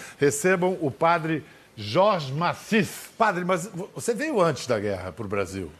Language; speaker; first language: Portuguese; native; Portuguese